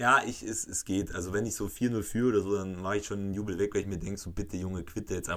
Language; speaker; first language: German; native; German